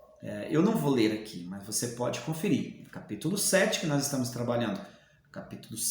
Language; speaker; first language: Portuguese; native; Portuguese